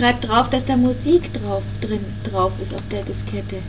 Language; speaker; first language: German; native; German